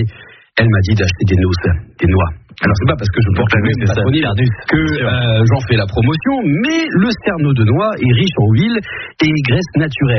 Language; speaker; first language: French; native; French